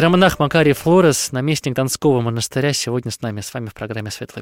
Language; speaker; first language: Russian; native; Russian